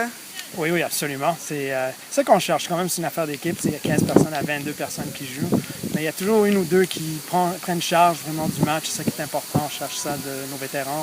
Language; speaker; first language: French; native; French